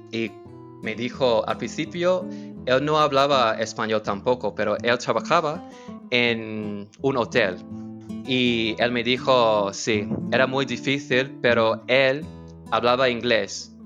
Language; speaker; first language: Spanish; non-native, learner; English